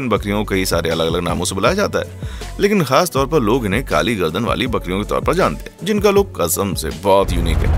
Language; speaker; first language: Hindi; native; Hindi